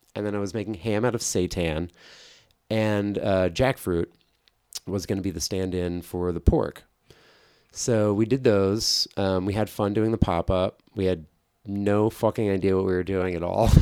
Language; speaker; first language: English; native; English